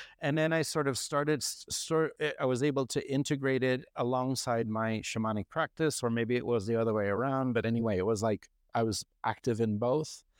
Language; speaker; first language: English; non-native, fluent; French